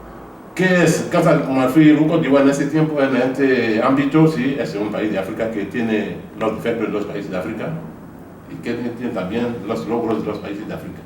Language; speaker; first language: Spanish; non-native, fluent; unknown